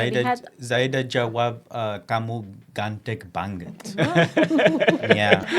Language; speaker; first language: Indonesian; non-native, local second language; Spanish